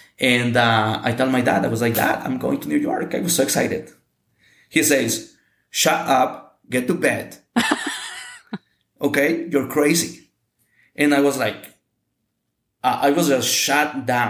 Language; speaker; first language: English; non-native, fluent; Spanish